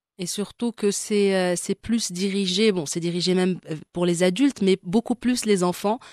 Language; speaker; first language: French; non-native, local second language; Arabic